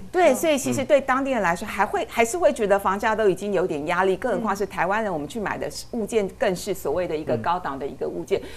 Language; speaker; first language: Chinese; native; Chinese